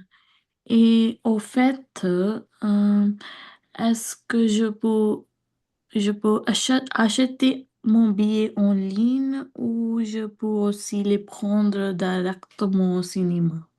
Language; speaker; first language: French; non-native, learner; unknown